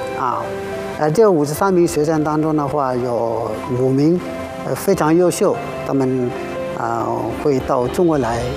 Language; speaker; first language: Chinese; non-native, fluent; Bambara